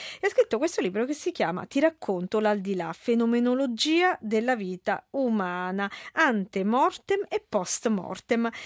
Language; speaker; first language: Italian; native; Italian